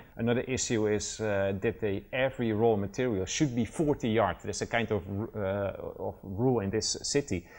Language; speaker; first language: English; non-native, fluent; Dutch